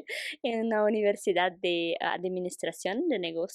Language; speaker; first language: Spanish; non-native, fluent; Portuguese